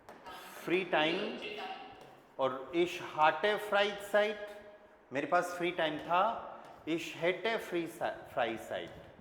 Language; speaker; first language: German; non-native, fluent; Hindi